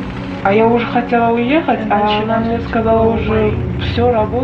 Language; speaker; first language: Russian; non-native, fluent; Uzbek